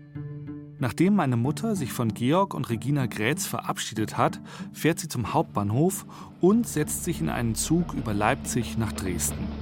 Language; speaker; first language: German; native; German